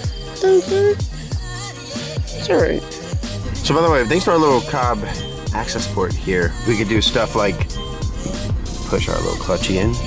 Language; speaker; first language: English; native; English